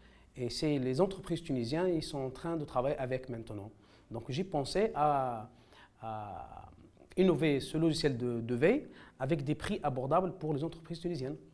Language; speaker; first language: French; non-native, local second language; Arabic